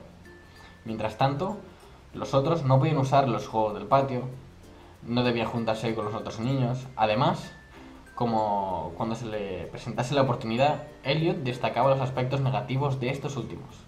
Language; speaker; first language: Spanish; native; Spanish